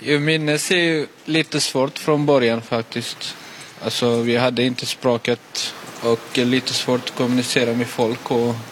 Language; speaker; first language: Swedish; non-native, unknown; Tigrinya